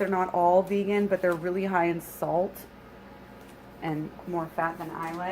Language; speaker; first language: English; native; English